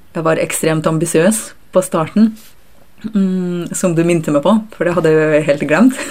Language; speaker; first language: Norwegian; early bilingual, other home language; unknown